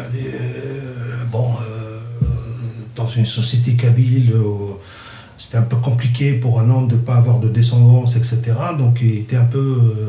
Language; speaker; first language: French; non-native, local second language; Kabyle